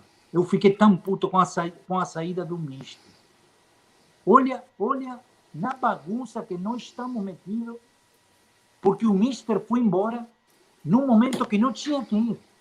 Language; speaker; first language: Portuguese; non-native, fluent; Spanish